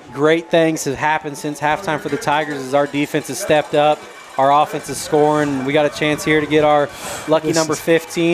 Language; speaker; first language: English; native; English